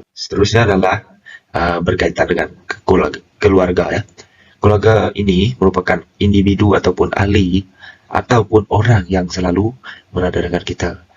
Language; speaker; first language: Malay; non-native, local second language; Iban